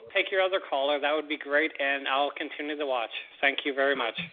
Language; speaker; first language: English; native; English